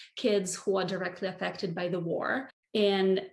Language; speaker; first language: English; non-native, fluent; Russian